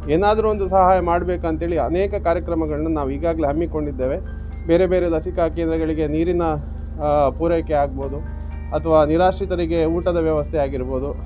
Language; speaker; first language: Kannada; non-native, local second language; Konkani